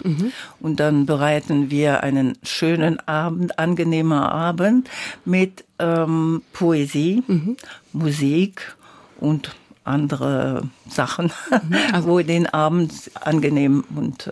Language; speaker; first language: German; non-native, learner; French